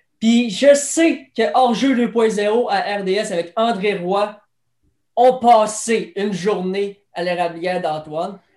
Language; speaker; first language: French; native; French